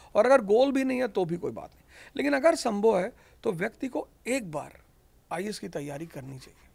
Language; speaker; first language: Hindi; native; Hindi